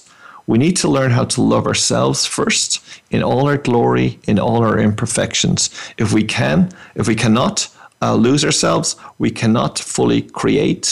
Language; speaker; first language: English; native; English